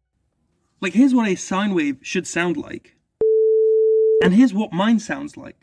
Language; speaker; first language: English; native; English